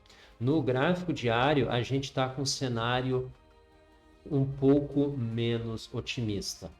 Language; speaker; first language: Portuguese; native; Portuguese